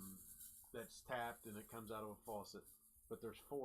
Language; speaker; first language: English; native; English